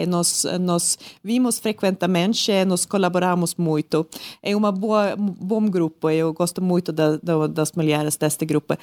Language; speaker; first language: Portuguese; non-native, learner; Swedish